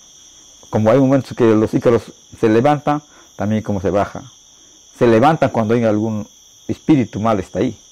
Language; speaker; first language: Spanish; non-native, local second language; Shipibo-Conibo